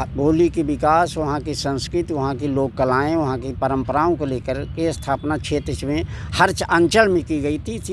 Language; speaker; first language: Hindi; native; Hindi